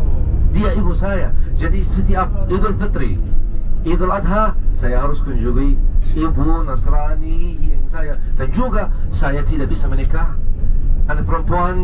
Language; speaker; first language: Indonesian; non-native, fluent; Arabic